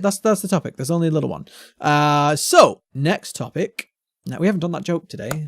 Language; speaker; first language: English; native; English